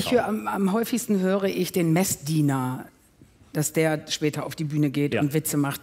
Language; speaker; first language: German; native; German